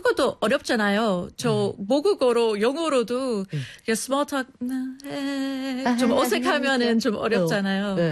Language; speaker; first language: Korean; non-native, fluent; English